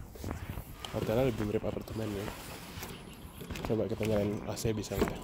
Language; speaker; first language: Indonesian; native; Indonesian